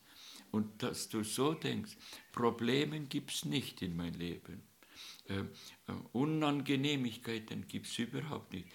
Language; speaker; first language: German; non-native, learner; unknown